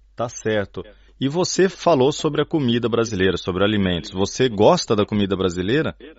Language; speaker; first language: Portuguese; native; Portuguese